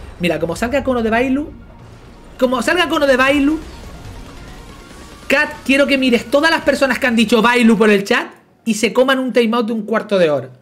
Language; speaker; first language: Spanish; native; Spanish